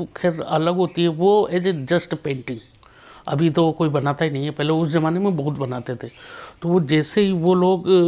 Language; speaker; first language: Hindi; native; Hindi